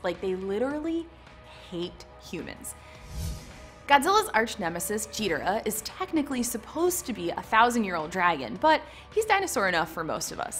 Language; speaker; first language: English; native; English